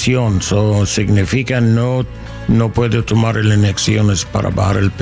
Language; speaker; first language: Spanish; non-native, learner; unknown